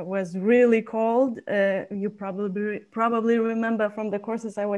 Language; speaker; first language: English; non-native, fluent; Lithuanian